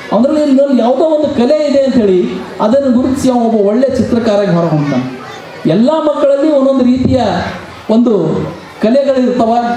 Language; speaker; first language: Kannada; native; Kannada